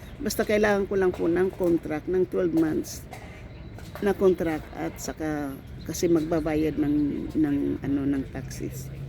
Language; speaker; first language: Filipino; non-native, local second language; Cebuano